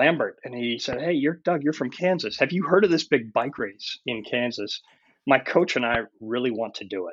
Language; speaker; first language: English; native; English